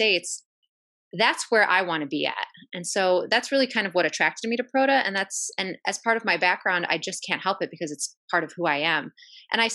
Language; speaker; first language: English; native; English